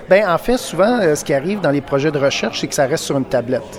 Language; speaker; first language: French; native; French